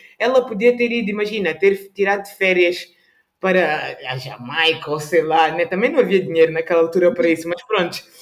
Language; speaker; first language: Portuguese; native; Portuguese